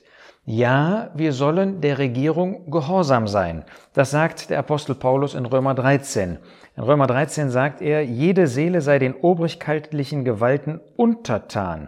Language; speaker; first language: German; native; German